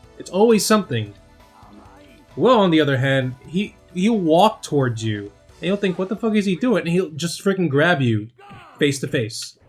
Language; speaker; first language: English; native; English